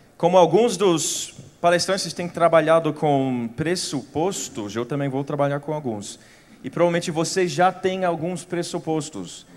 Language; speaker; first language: Portuguese; non-native, fluent; English